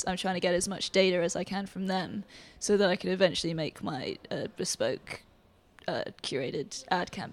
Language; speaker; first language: English; native; English